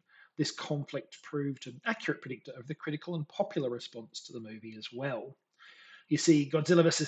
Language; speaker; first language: English; native; English